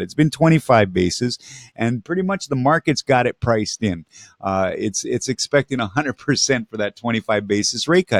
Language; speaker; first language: English; native; English